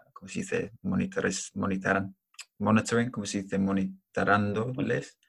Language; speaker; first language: Spanish; non-native, learner; English